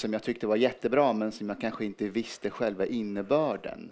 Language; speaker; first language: Swedish; early bilingual, other home language; Persian